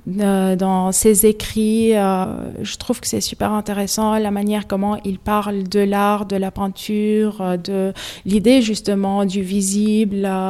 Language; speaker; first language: French; non-native, fluent; Arabic